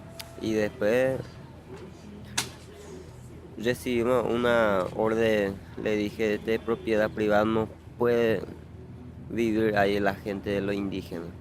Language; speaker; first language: Spanish; non-native, local second language; Guarani